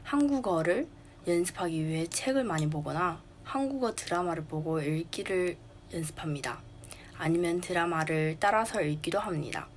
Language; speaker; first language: Korean; non-native, learner; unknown